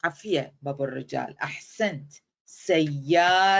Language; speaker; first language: Arabic; non-native, fluent; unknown